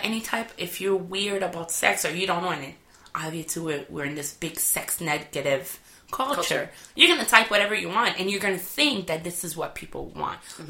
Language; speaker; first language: English; non-native, fluent; French